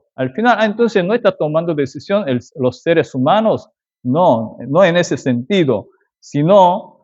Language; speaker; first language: Spanish; non-native, fluent; Korean